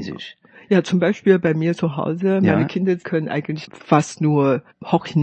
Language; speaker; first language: German; non-native, fluent; Hakka Chinese